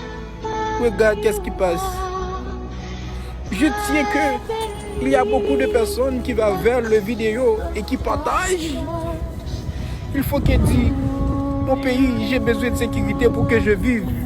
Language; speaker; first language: French; non-native, local second language; Haitian Creole